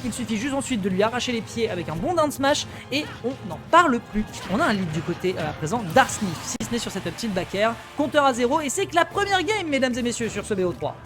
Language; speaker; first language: French; native; French